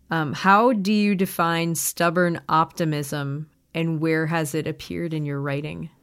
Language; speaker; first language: English; native; English